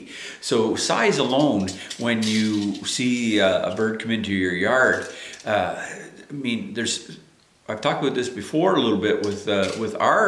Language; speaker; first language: English; native; English